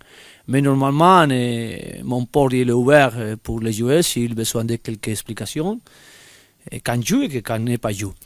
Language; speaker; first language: French; non-native, learner; Spanish